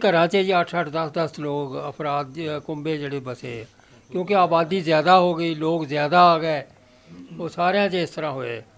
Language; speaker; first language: Punjabi; native; Punjabi